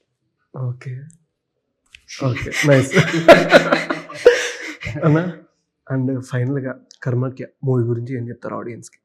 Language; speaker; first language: Telugu; native; Telugu